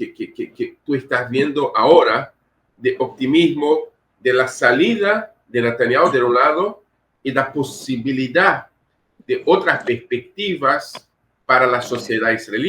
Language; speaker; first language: Spanish; non-native, fluent; Portuguese